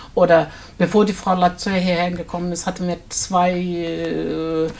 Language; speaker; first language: German; non-native, fluent; Turkish